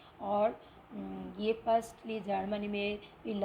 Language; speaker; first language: Hindi; non-native, local second language; Bangla